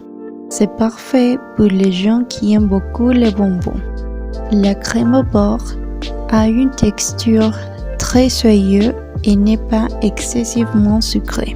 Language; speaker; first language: French; non-native, learner; Spanish